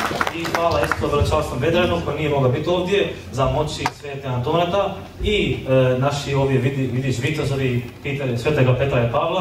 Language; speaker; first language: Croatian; early bilingual, heritage; Croatian